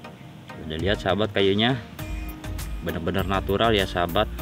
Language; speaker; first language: Indonesian; non-native, local second language; Sundanese